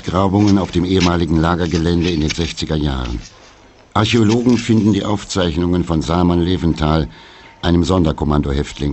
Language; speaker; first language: German; native; German